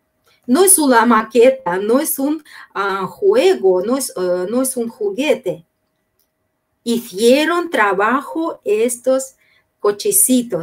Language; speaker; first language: Spanish; non-native, fluent; Russian